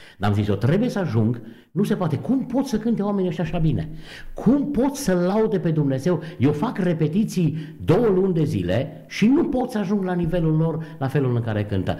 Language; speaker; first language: Romanian; native; Romanian